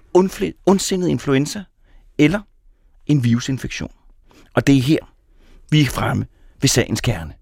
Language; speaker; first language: Danish; native; Danish